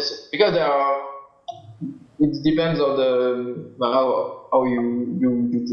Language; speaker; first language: English; non-native, learner; French